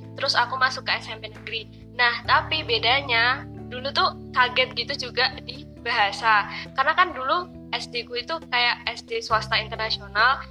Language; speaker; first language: Indonesian; native; Indonesian